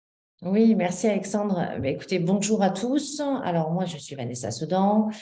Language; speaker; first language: French; native; French